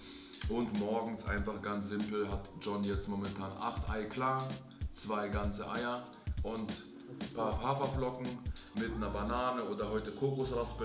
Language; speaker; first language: German; native; German